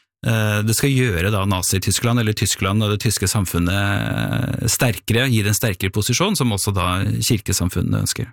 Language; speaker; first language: Norwegian; native; Norwegian